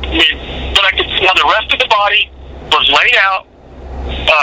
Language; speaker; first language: English; native; English